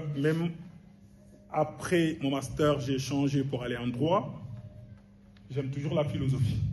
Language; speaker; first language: French; non-native, local second language; Wolof